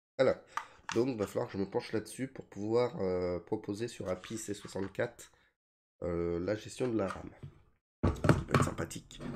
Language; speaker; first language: French; native; French